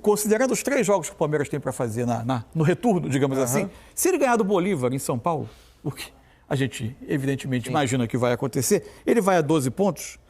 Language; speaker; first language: Portuguese; native; Portuguese